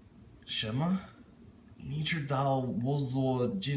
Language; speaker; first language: Chinese; non-native, learner; English